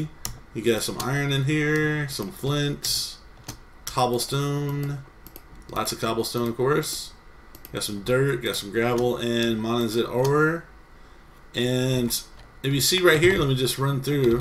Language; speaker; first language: English; native; English